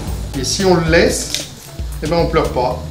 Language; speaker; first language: French; native; French